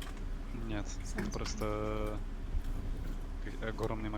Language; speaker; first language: Russian; non-native, learner; English